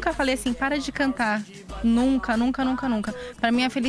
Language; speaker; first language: Portuguese; native; Portuguese